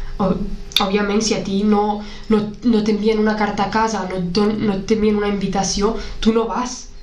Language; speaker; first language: Catalan; early bilingual, other home language; Arabic